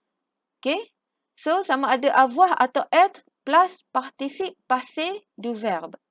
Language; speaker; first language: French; non-native, fluent; Malay